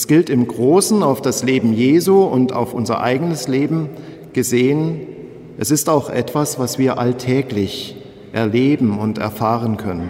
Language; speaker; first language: German; native; German